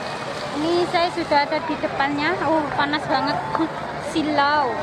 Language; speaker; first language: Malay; non-native, local second language; Javanese